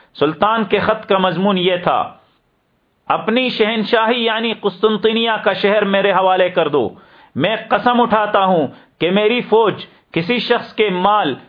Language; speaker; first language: Urdu; native; Urdu